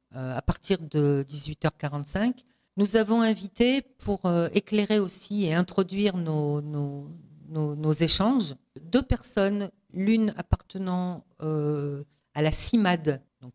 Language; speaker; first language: French; native; French